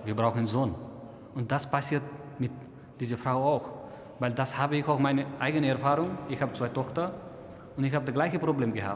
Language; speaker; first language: German; non-native, learner; Nepali